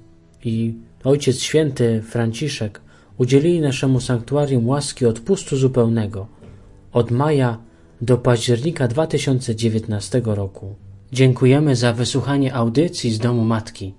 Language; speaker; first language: Polish; native; Polish